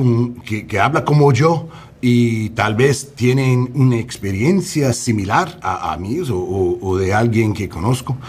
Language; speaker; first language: Spanish; early bilingual, heritage; English